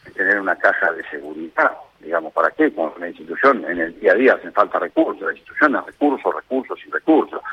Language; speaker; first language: Spanish; native; Spanish